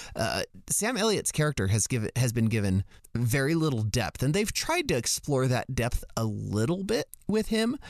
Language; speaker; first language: English; native; English